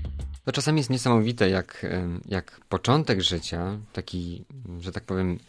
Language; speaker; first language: Polish; native; Polish